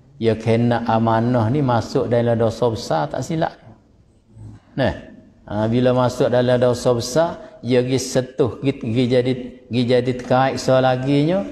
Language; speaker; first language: Malay; native; Malay